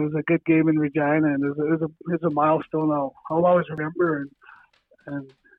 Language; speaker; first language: English; native; English